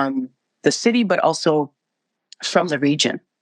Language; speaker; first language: English; native; English